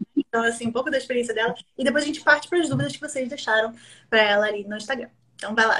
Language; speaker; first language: Portuguese; native; Portuguese